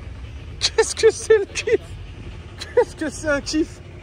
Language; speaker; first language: French; native; French